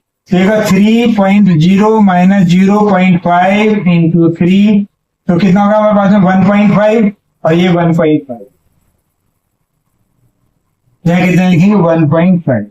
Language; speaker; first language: Hindi; native; Hindi